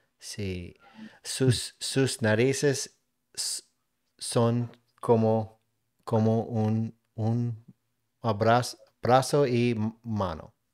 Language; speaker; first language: Spanish; non-native, learner; English